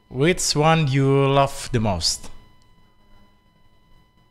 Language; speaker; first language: English; non-native, fluent; Indonesian